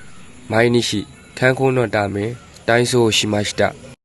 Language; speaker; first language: Japanese; non-native, learner; Burmese